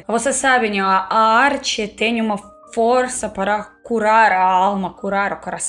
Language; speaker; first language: Portuguese; non-native, fluent; Russian